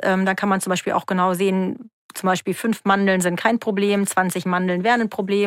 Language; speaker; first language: German; native; German